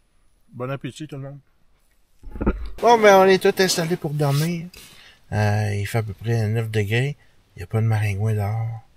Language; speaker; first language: French; native; French